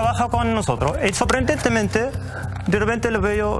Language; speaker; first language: Spanish; native; Spanish